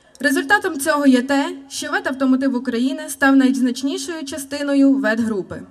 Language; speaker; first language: Ukrainian; native; Ukrainian